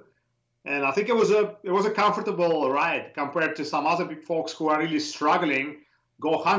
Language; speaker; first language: English; non-native, fluent; Russian